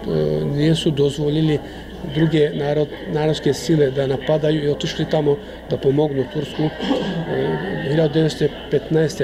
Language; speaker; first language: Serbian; early bilingual, heritage; Croatian